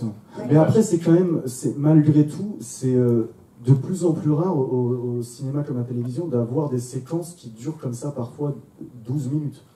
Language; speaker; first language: French; native; French